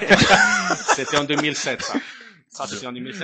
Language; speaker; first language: French; non-native, fluent; Portuguese